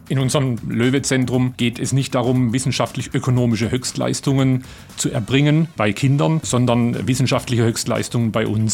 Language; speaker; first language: German; native; German